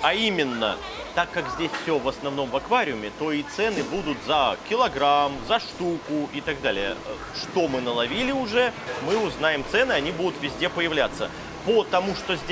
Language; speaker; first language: Russian; native; Russian